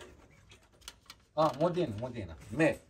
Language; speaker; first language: Arabic; native; Arabic